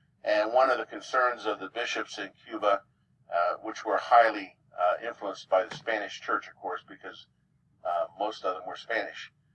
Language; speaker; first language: English; native; English